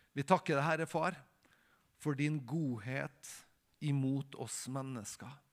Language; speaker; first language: Norwegian; native; Norwegian